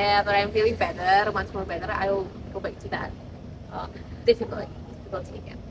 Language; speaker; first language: English; non-native, learner; Indonesian